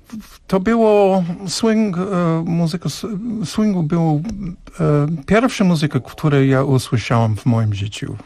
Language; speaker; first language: Polish; non-native, learner; English